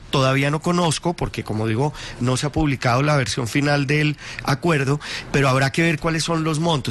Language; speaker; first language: Spanish; native; Spanish